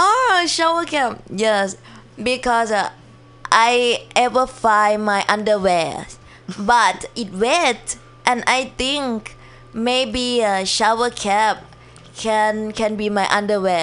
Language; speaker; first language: English; non-native, learner; Thai